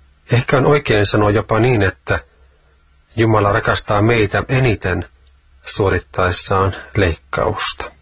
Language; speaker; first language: Finnish; native; Finnish